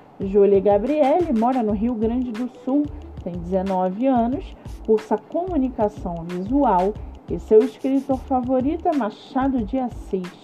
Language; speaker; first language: Portuguese; native; Portuguese